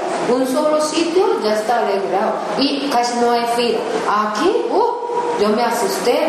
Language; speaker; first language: Spanish; non-native, learner; Japanese